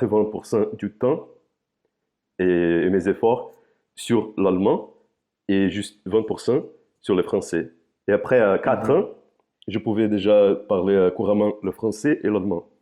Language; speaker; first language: French; non-native, fluent; Portuguese